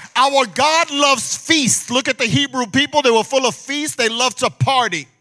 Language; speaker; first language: English; early bilingual, other home language; Spanish